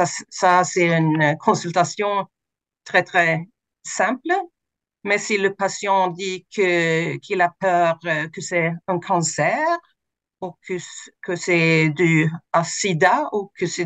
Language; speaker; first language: French; non-native, fluent; Swedish